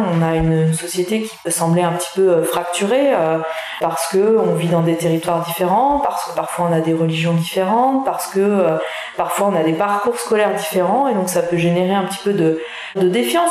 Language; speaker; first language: French; native; French